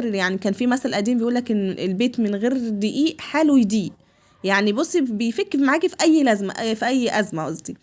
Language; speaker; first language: Arabic; native; Arabic